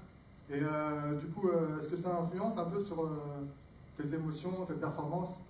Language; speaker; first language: French; native; French